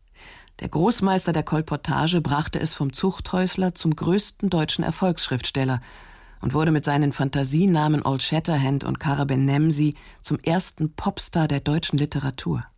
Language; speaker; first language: German; native; German